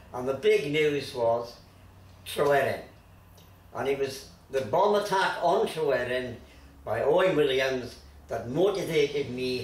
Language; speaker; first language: English; native; English